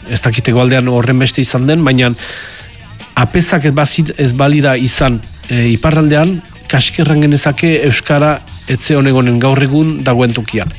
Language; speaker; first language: Basque; native; Basque